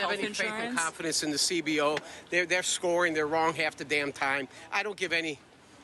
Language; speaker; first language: English; native; English